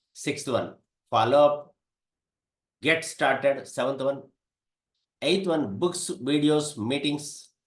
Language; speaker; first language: English; non-native, local second language; Telugu